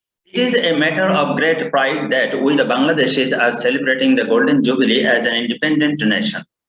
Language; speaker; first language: English; non-native, local second language; Bangla